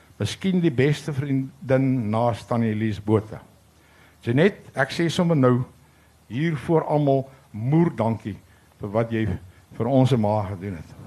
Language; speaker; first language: Afrikaans; native; Afrikaans